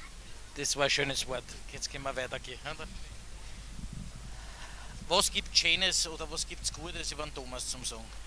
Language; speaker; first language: German; native; German